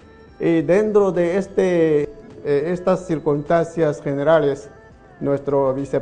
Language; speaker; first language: Spanish; non-native, fluent; Chinese